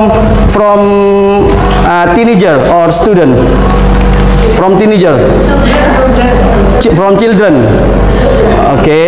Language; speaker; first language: English; non-native, fluent; Indonesian